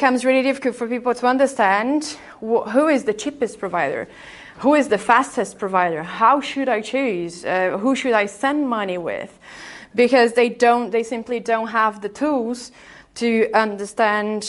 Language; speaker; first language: English; non-native, fluent; Portuguese